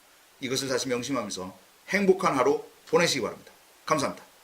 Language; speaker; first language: Korean; native; Korean